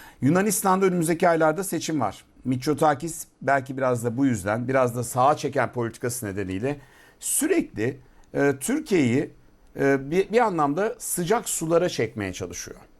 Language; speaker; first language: Turkish; native; Turkish